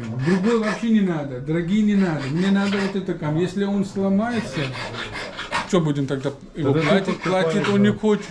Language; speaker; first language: Russian; non-native, learner; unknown